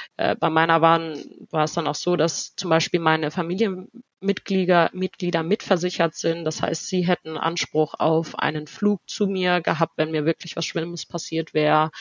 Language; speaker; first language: German; native; German